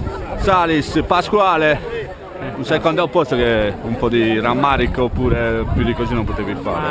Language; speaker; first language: Italian; native; Italian